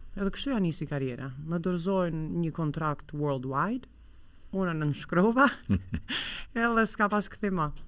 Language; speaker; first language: Albanian; native; Albanian